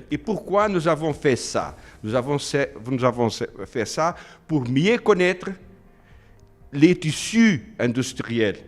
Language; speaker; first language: French; non-native, learner; Portuguese